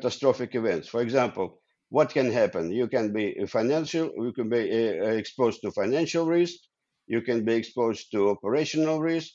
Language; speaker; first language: English; non-native, fluent; Ukrainian